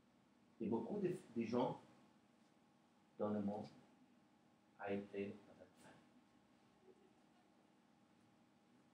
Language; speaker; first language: French; non-native, learner; Portuguese